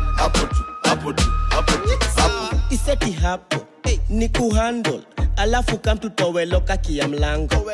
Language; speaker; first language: English; non-native, local second language; Kikuyu